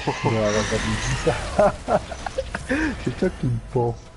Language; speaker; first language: French; native; French